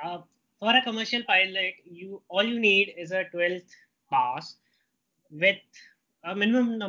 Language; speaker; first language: English; non-native, local second language; Hindi